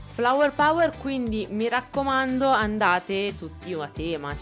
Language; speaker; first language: Italian; native; Italian